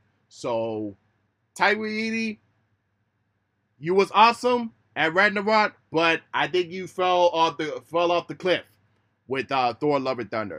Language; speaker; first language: English; native; English